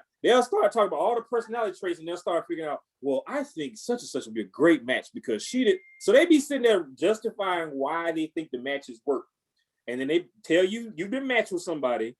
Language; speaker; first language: English; native; English